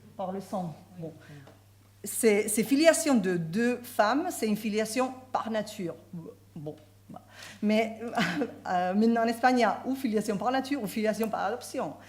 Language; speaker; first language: French; non-native, fluent; Spanish